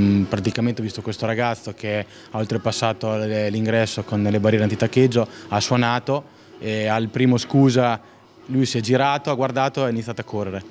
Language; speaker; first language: Italian; native; Italian